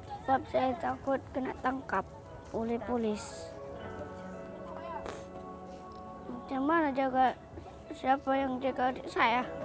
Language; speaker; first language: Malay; early bilingual, other home language; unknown